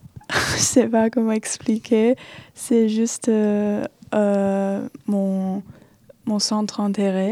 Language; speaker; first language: French; non-native, fluent; Chinese